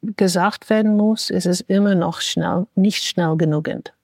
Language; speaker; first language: German; non-native, fluent; English